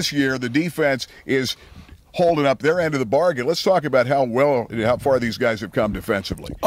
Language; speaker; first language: English; native; English